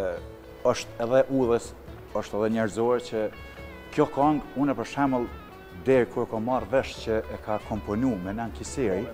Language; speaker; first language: Albanian; native; Albanian